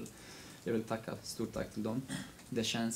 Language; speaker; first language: Swedish; non-native, local second language; Kurdish